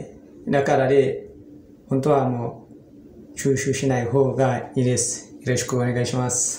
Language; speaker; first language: Japanese; non-native, learner; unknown